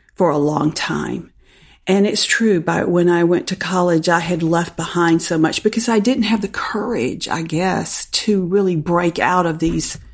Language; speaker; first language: English; native; English